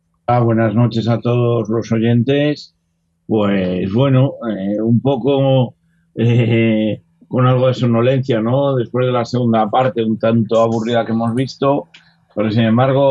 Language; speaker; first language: Spanish; native; Spanish